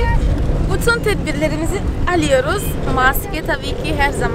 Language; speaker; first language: Turkish; non-native, fluent; Portuguese